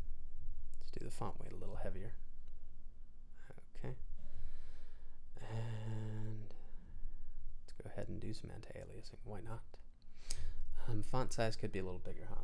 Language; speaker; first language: English; native; English